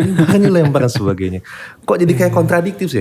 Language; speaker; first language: Indonesian; native; Indonesian